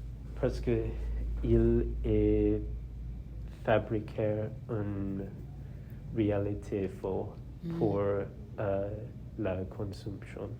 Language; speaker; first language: French; non-native, learner; English